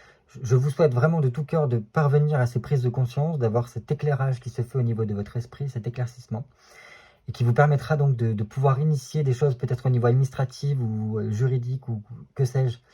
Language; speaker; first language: French; native; French